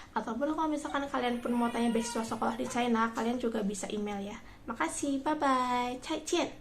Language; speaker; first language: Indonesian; native; Indonesian